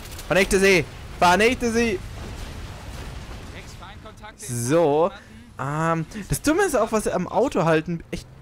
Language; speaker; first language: German; native; German